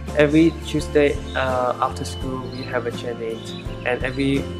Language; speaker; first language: English; non-native, learner; Chinese